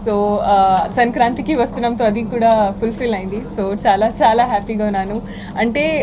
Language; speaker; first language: Telugu; non-native, fluent; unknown